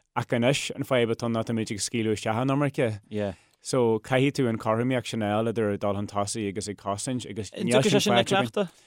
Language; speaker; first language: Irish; non-native, local second language; English